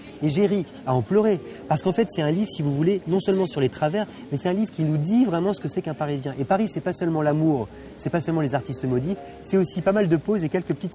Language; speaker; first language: French; native; French